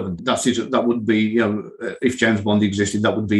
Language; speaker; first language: English; native; English